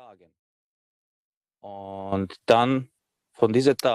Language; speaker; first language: German; non-native, learner; Croatian